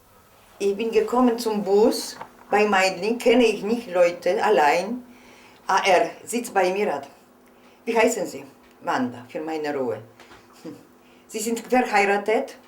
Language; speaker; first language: German; non-native, learner; Polish